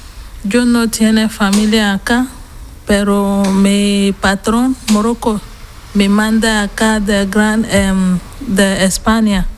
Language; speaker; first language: Spanish; non-native, learner; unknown